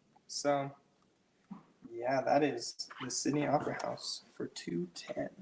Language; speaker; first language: English; native; English